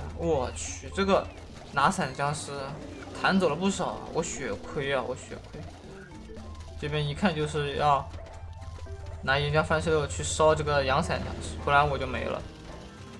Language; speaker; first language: Chinese; native; Chinese